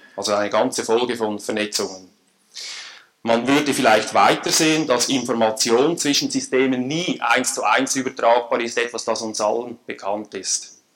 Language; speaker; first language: German; native; German